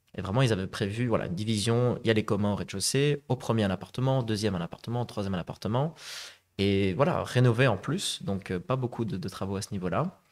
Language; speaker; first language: French; native; French